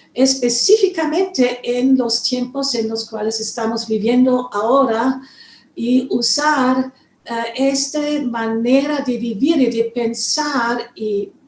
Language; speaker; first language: Spanish; non-native, fluent; German